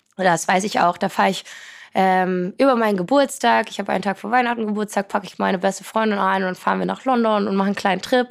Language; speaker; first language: German; early bilingual, other home language; Polish